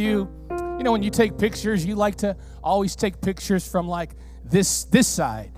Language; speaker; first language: English; early bilingual, other home language; Spanish